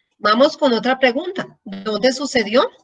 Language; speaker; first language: Spanish; native; Spanish